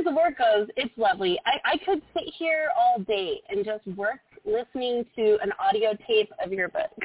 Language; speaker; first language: English; native; English